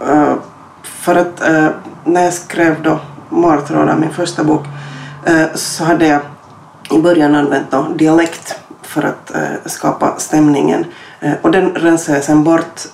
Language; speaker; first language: Swedish; native; Swedish